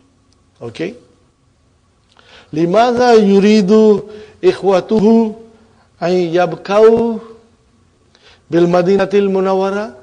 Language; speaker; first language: Arabic; non-native, fluent; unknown